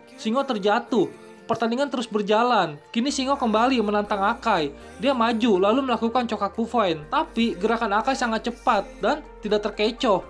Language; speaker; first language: Indonesian; native; Indonesian